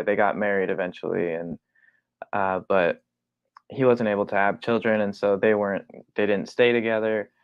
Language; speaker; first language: English; native; English